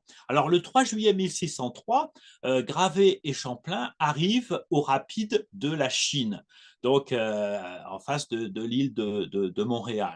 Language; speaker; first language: French; native; French